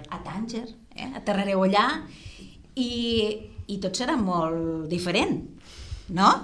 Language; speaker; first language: Catalan; non-native, local second language; Spanish